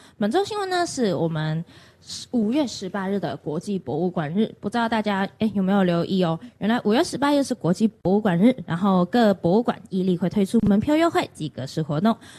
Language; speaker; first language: Chinese; native; Chinese